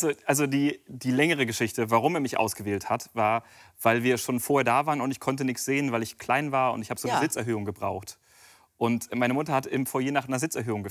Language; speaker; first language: German; native; German